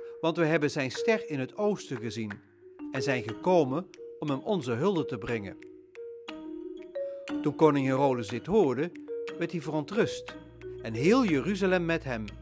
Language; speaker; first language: Dutch; native; Dutch